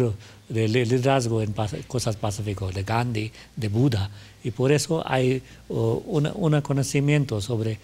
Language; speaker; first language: Spanish; non-native, learner; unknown